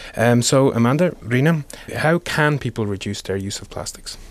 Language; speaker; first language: English; native; English